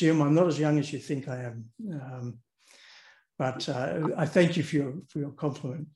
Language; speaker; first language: English; native; English